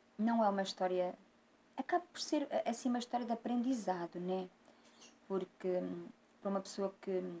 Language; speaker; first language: Portuguese; native; Portuguese